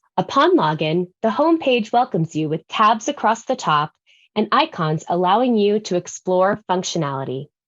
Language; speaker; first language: English; native; English